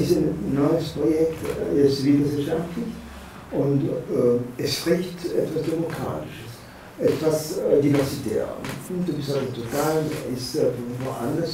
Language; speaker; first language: German; non-native, fluent; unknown